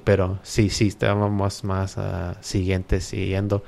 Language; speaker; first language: Spanish; early bilingual, heritage; Spanish